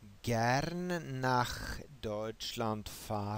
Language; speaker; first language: German; non-native, fluent; Swedish